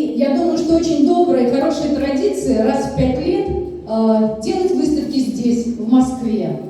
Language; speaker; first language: Russian; native; Russian